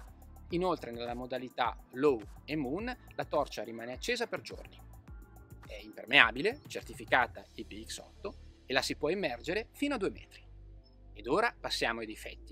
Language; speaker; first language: Italian; native; Italian